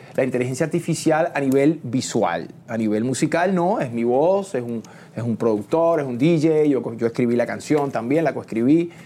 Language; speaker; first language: Spanish; native; Spanish